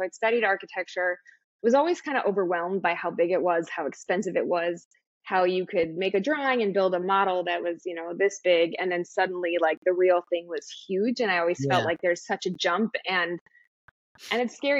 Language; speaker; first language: English; native; English